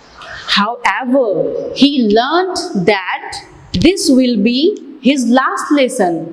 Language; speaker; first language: English; non-native, local second language; Hindi